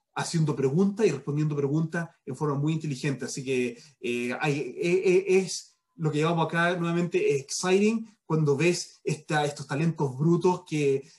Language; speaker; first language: Spanish; early bilingual, heritage; Spanish